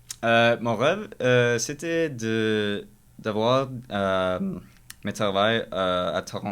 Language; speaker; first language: French; non-native, local second language; English